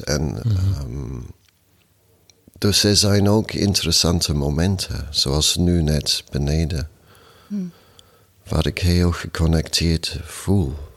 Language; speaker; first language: Dutch; non-native, fluent; English